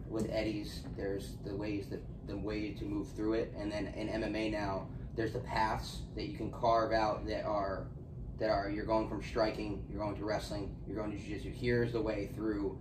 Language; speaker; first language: English; native; English